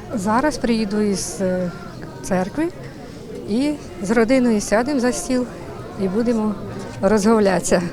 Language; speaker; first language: Ukrainian; native; Ukrainian